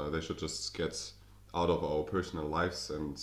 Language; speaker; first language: English; non-native, fluent; German